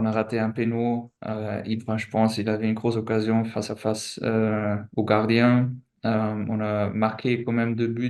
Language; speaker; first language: French; non-native, fluent; German